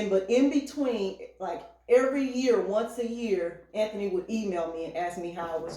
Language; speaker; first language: English; native; English